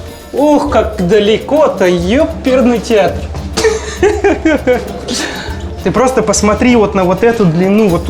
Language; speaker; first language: Russian; native; Russian